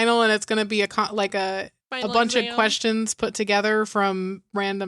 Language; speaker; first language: English; native; English